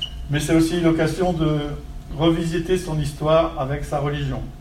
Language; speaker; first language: French; native; French